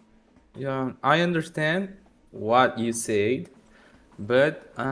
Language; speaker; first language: English; non-native, learner; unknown